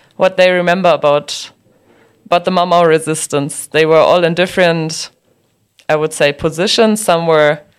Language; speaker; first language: English; non-native, fluent; German